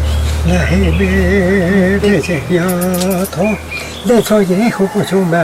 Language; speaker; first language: Spanish; non-native, local second language; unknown